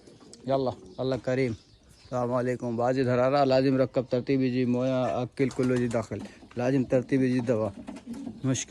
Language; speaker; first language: Arabic; non-native, learner; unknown